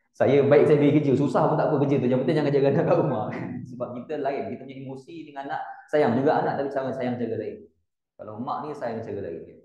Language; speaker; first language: Malay; native; Malay